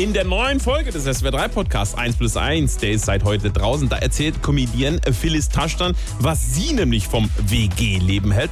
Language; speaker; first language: German; native; German